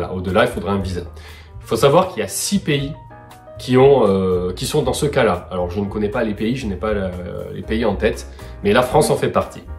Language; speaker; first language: French; native; French